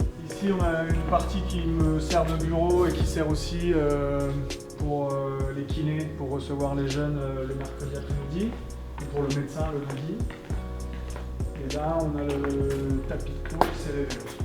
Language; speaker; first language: French; native; French